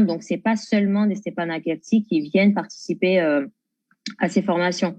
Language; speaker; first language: French; native; French